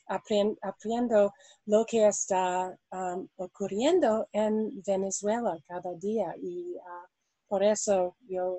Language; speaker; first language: Spanish; non-native, learner; English